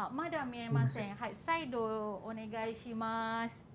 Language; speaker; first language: Japanese; non-native, fluent; Malay